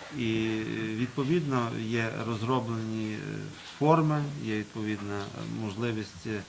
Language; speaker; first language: Ukrainian; native; Ukrainian